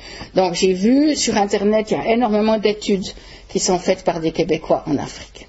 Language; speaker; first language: French; native; French